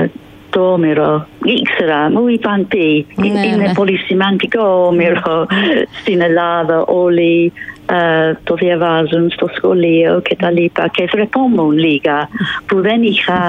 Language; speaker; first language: Greek; non-native, learner; English